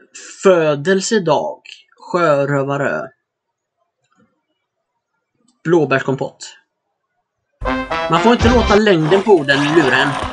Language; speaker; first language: Swedish; native; Swedish